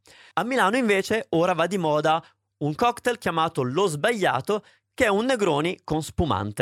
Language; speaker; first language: Italian; native; Italian